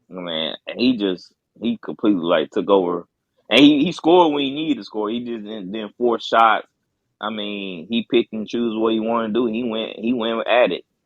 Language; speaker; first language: English; native; English